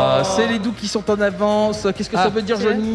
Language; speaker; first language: French; native; French